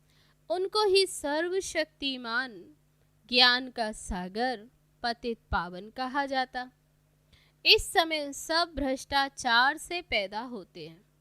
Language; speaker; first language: Hindi; native; Hindi